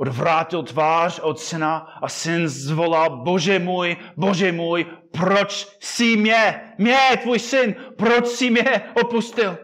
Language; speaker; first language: Czech; non-native, fluent; English